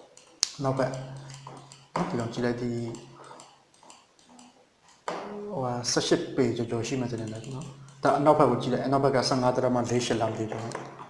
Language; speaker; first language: Burmese; native; Burmese